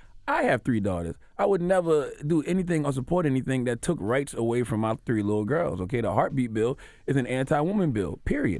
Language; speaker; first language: English; native; English